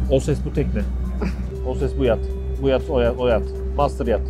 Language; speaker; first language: Turkish; native; Turkish